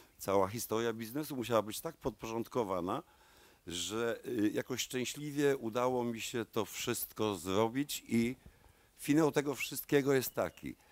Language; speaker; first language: Polish; native; Polish